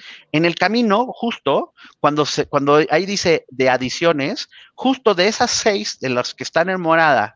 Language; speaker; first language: Spanish; native; Spanish